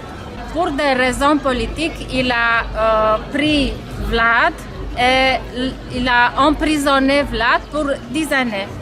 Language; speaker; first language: French; non-native, fluent; Romanian